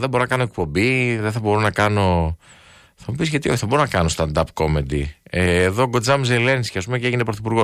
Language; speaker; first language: Greek; native; Greek